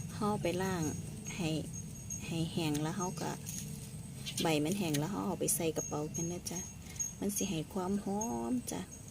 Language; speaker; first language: Thai; native; Thai